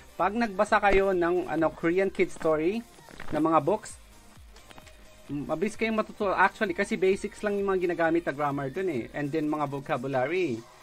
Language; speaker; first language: Filipino; native; Filipino